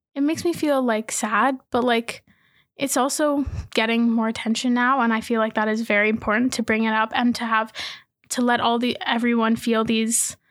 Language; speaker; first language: English; native; English